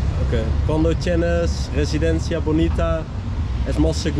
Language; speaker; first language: Spanish; non-native, learner; Dutch